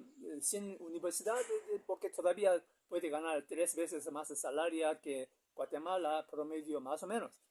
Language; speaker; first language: Spanish; non-native, learner; Korean